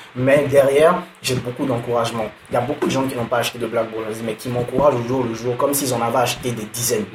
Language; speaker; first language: French; non-native, local second language; Dyula